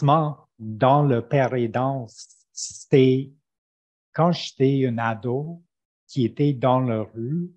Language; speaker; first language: French; non-native, fluent; English